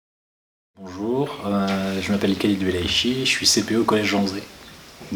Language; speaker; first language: French; early bilingual, other home language; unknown